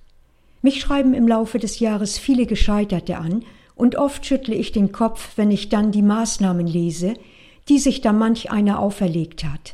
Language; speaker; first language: German; native; German